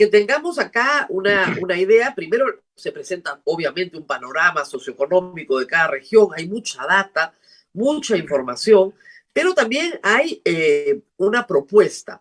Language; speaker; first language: Spanish; native; Spanish